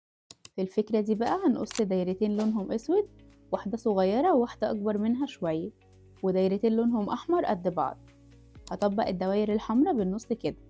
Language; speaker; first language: Arabic; native; Arabic